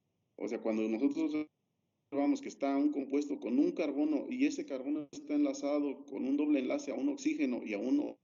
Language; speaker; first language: Spanish; native; Spanish